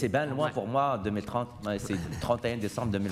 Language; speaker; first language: French; native; French